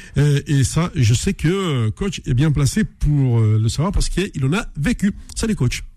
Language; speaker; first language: French; native; French